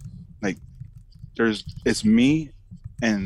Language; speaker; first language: English; early bilingual, other home language; Samoan